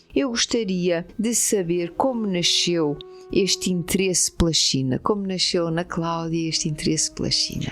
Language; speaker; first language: Portuguese; native; Portuguese